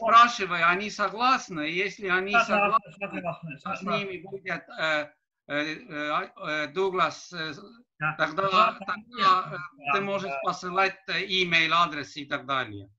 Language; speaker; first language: Russian; non-native, learner; Estonian